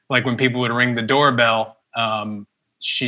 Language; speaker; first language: English; early bilingual, other home language; Spanish